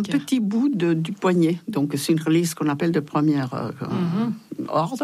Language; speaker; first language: French; non-native, fluent; Spanish